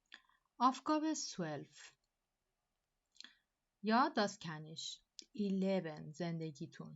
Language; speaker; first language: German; non-native, fluent; Persian